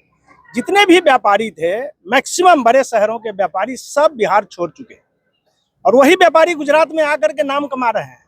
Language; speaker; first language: Hindi; native; Hindi